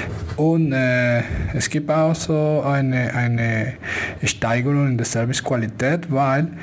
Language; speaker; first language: German; non-native, fluent; Spanish